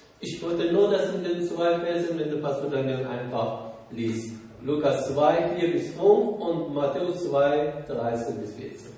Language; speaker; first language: German; non-native, learner; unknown